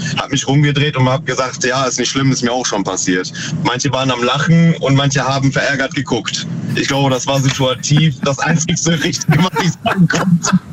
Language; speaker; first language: German; native; German